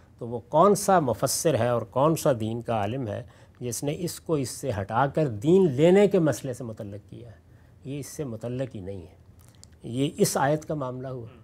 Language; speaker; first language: Urdu; non-native, local second language; Punjabi